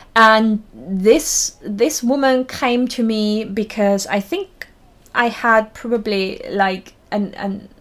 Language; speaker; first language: English; non-native, fluent; German